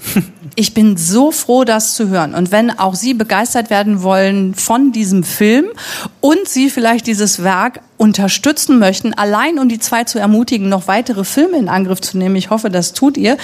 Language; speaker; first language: German; native; German